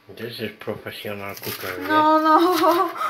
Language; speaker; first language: English; non-native, learner; Indonesian